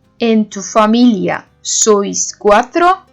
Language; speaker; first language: Spanish; non-native, learner; Turkish